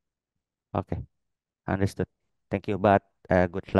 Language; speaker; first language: English; non-native, learner; Indonesian